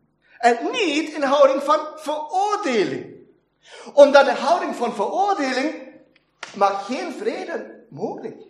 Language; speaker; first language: Dutch; non-native, fluent; German